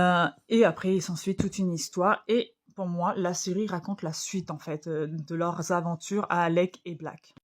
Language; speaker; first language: French; native; French